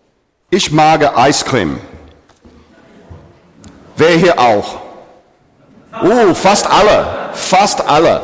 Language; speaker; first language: German; non-native, fluent; English